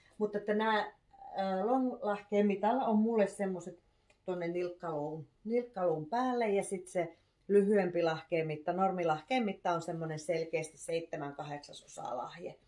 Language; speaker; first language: Finnish; native; Finnish